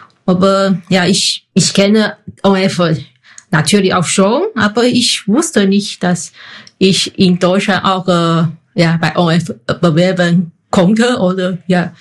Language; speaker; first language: German; non-native, fluent; Chinese